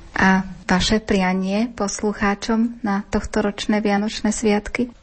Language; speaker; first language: Slovak; native; Slovak